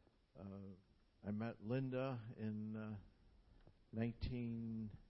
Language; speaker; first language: English; native; English